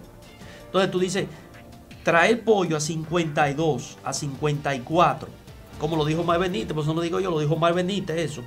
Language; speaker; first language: Spanish; native; Spanish